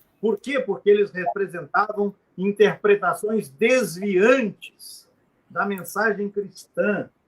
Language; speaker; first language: Portuguese; native; Portuguese